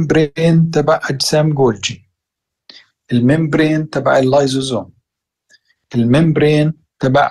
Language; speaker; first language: Arabic; native; Arabic